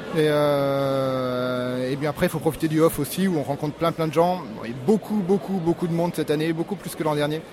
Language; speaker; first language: French; native; French